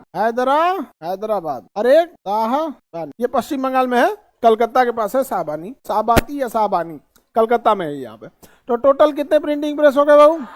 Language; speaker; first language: Hindi; native; Hindi